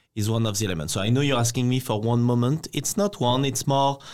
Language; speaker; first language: English; non-native, fluent; French